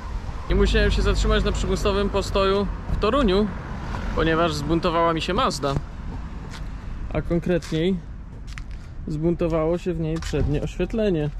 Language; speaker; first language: Polish; native; Polish